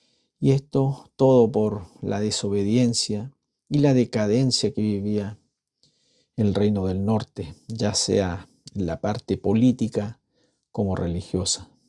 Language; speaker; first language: Spanish; native; Spanish